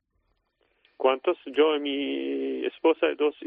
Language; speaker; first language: Spanish; non-native, fluent; Arabic